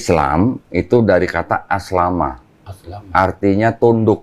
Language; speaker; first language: Indonesian; native; Indonesian